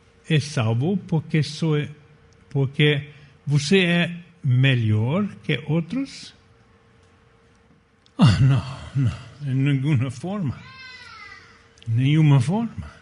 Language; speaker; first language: Portuguese; non-native, fluent; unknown